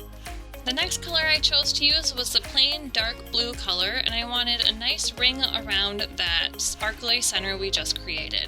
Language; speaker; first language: English; native; English